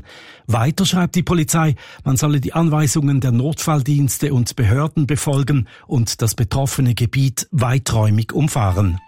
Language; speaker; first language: German; native; German